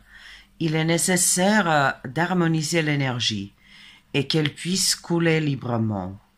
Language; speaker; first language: French; non-native, fluent; Serbian